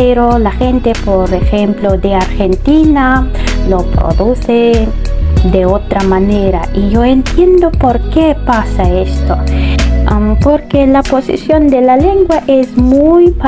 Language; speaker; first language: Spanish; non-native, fluent; Russian